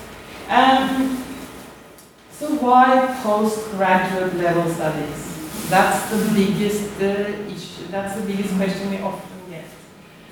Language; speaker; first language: English; non-native, fluent; Norwegian